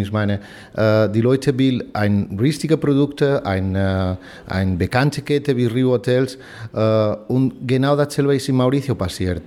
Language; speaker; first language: German; non-native, fluent; Spanish